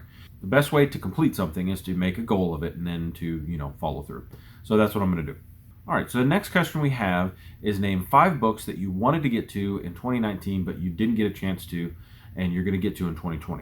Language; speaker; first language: English; native; English